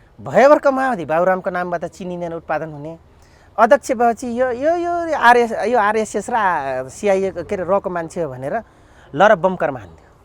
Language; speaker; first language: Nepali; non-native, local second language; Dangaura Tharu